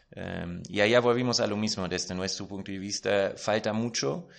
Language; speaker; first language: Spanish; non-native, fluent; German